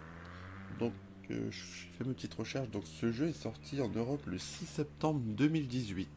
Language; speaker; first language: French; native; French